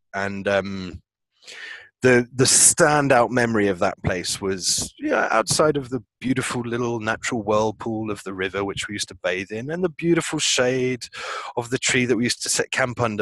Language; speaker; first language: English; native; English